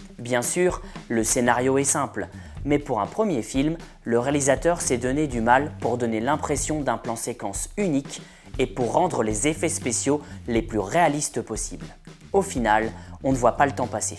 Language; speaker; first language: French; native; French